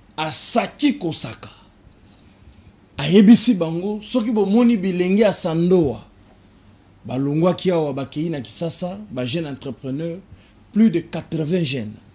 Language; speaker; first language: Lingala; non-native, local second language; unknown